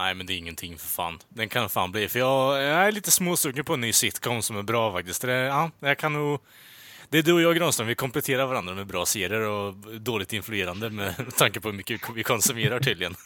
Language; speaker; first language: Swedish; native; Swedish